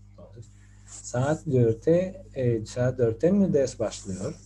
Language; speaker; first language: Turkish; non-native, fluent; Spanish